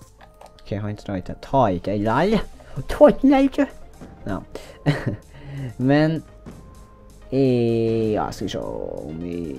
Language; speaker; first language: Norwegian; native; Norwegian